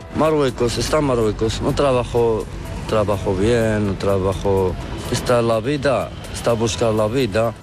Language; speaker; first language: Spanish; non-native, learner; Arabic